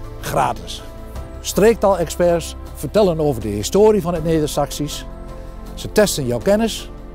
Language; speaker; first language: Dutch; native; Dutch